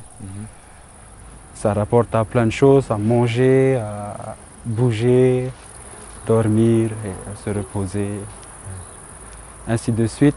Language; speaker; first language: French; non-native, local second language; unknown